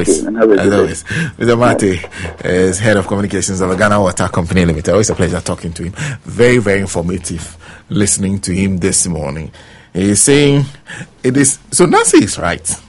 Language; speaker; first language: English; non-native, local second language; Ewe